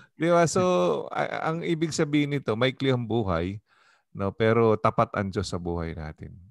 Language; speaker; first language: Filipino; native; Filipino